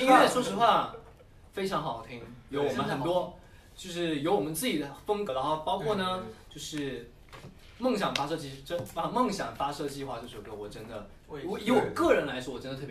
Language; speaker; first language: Chinese; native; Chinese